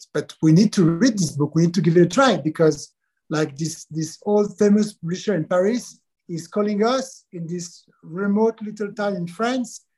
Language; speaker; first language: English; non-native, fluent; French